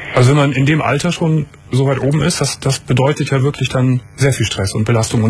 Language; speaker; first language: German; native; German